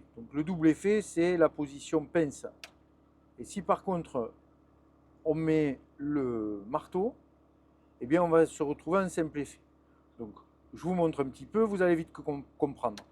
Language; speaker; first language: French; native; French